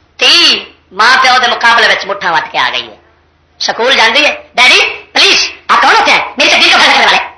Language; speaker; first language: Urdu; non-native, local second language; Punjabi